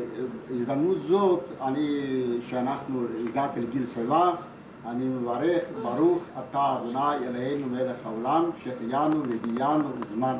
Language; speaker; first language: Hebrew; non-native, fluent; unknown